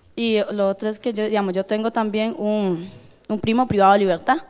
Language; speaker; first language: Spanish; non-native, local second language; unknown